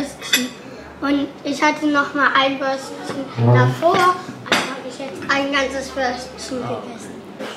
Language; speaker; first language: German; native; German